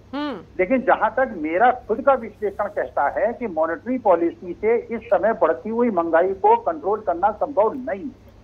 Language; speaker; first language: Hindi; native; Hindi